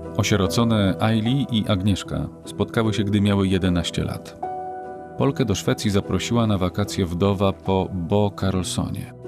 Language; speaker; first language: Polish; native; Polish